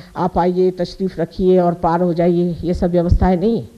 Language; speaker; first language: Hindi; non-native, local second language; Marathi